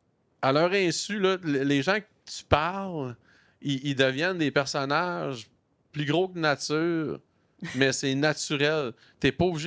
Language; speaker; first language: French; native; French